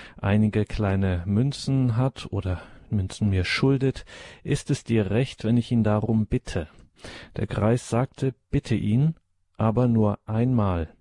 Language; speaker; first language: German; native; German